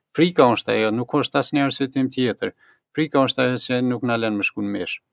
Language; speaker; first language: Albanian; native; Albanian